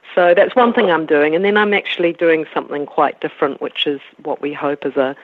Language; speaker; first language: English; native; English